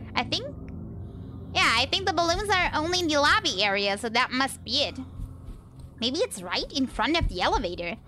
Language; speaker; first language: English; non-native, fluent; German